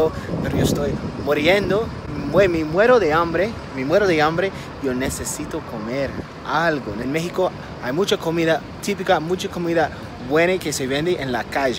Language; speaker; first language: Spanish; non-native, fluent; English